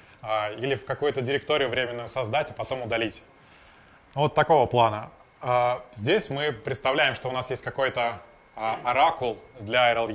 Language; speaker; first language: Russian; native; Russian